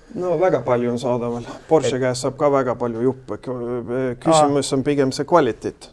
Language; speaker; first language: Estonian; non-native, fluent; Swedish